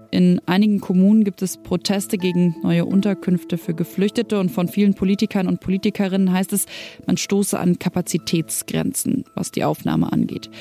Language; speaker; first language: German; native; German